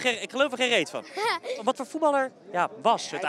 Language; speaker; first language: Dutch; native; Dutch